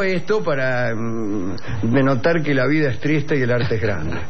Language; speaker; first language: Spanish; native; Spanish